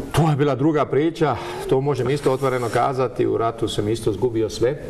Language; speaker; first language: Croatian; early bilingual, heritage; Croatian